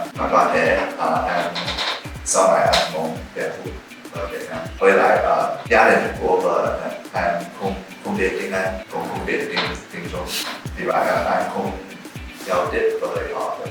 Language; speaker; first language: Vietnamese; non-native, learner; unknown